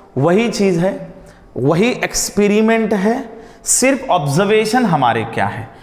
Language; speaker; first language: Hindi; non-native, local second language; Marathi